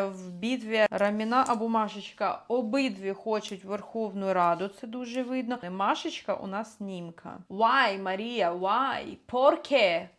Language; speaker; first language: Ukrainian; non-native, local second language; Russian